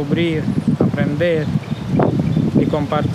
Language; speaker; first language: Spanish; non-native, fluent; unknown